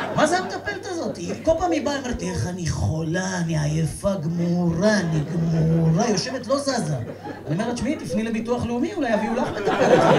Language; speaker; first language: Hebrew; native; Hebrew